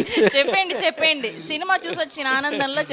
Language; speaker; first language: Telugu; native; Telugu